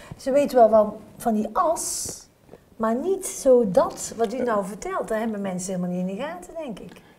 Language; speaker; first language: Dutch; native; Dutch